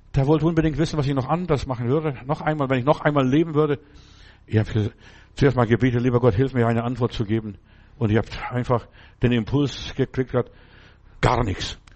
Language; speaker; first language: German; non-native, fluent; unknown